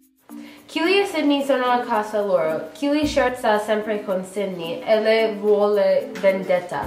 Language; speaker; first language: Italian; non-native, learner; English